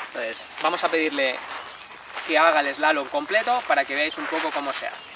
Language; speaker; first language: Spanish; native; Spanish